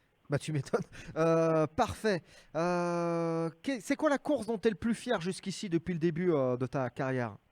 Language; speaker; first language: French; native; French